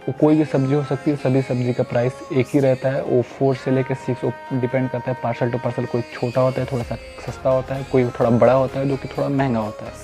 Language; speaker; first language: Hindi; native; Hindi